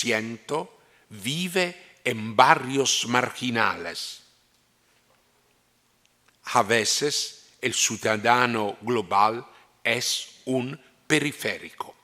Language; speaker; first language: Spanish; non-native, fluent; Italian